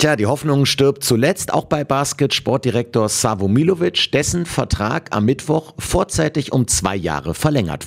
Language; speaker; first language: German; native; German